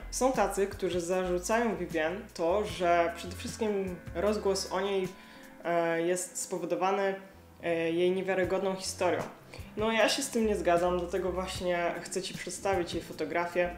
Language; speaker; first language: Polish; native; Polish